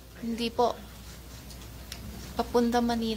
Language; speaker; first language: Filipino; non-native, learner; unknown